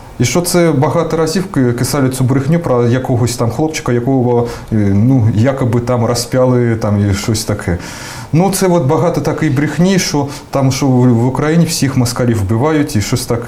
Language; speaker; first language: Ukrainian; early bilingual, heritage; Russian